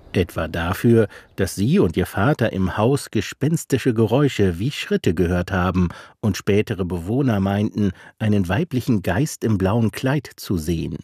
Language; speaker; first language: German; native; German